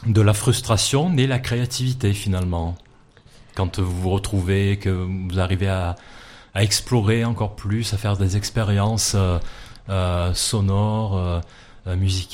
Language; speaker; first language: French; native; French